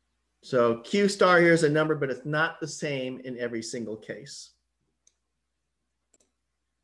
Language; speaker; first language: English; native; English